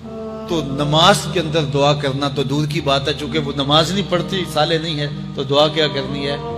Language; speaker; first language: Urdu; native; Urdu